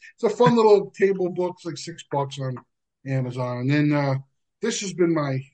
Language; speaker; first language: English; native; English